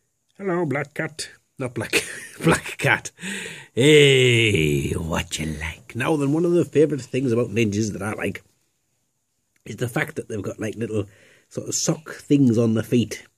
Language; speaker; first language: English; native; English